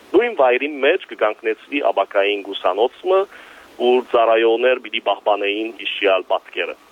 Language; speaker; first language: Armenian; early bilingual, heritage; Armenian